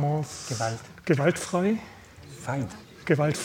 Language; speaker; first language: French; non-native, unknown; German